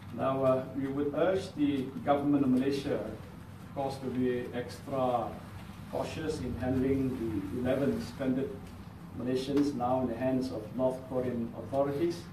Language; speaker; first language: English; non-native, local second language; Malay